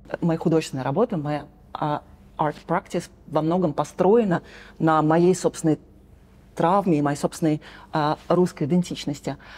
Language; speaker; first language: Russian; native; Russian